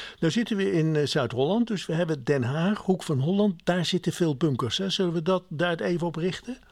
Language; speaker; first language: Dutch; native; Dutch